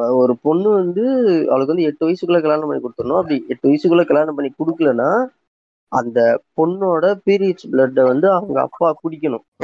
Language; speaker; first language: Tamil; native; Tamil